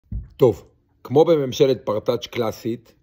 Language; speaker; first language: Hebrew; native; Hebrew